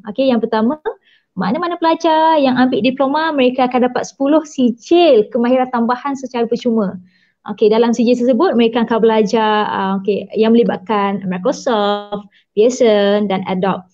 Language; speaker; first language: Malay; native; Malay